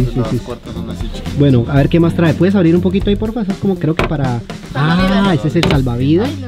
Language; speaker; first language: Spanish; native; Spanish